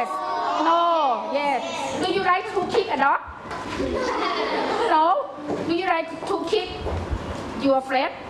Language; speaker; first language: English; non-native, learner; Thai